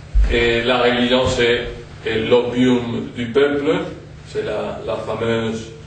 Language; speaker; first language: French; non-native, fluent; Spanish